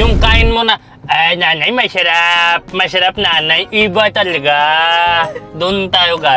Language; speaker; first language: Filipino; non-native, learner; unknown